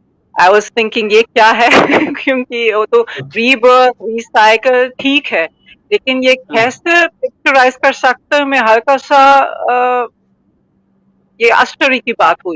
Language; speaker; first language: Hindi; non-native, fluent; German